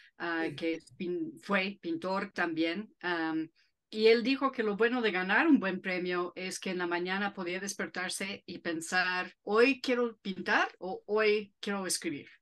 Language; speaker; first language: Spanish; non-native, fluent; English